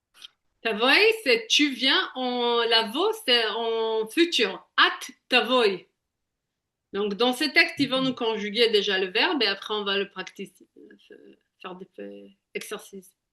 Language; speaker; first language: French; native; French